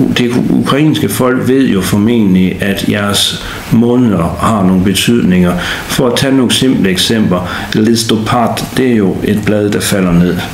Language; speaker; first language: Danish; native; Danish